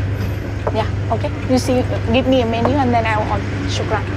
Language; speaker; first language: English; non-native, learner; Vietnamese